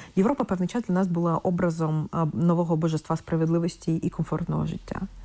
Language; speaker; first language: Ukrainian; non-native, local second language; Russian